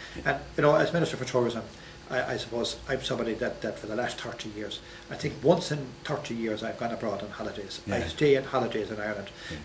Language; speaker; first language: English; native; English